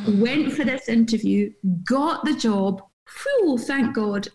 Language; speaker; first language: English; native; English